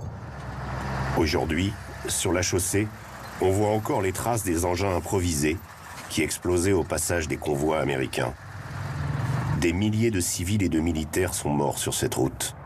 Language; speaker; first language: French; native; French